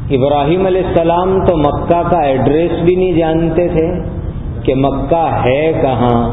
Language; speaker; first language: Urdu; non-native, local second language; Gujarati